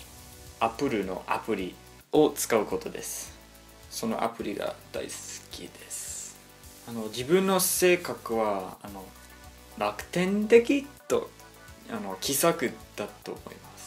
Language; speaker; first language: Japanese; non-native, learner; English